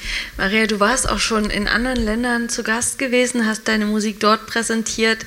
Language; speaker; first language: German; native; German